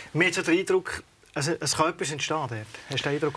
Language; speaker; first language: German; native; German